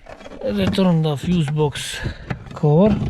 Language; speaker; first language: English; non-native, fluent; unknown